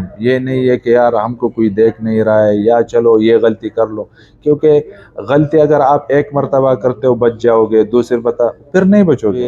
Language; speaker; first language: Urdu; non-native, local second language; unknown